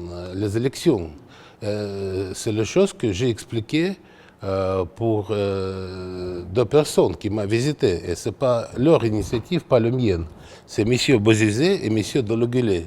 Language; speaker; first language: French; non-native, fluent; Russian